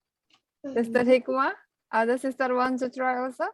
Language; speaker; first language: English; non-native, learner; Indonesian